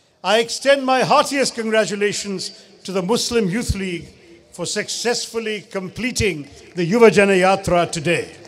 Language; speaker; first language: English; non-native, local second language; Malayalam